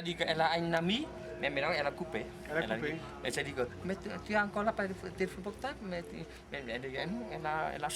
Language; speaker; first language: French; non-native, fluent; Vietnamese